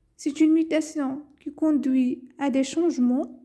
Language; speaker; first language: French; non-native, local second language; Arabic